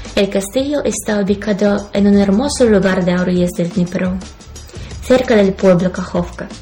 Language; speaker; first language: Spanish; non-native, fluent; Ukrainian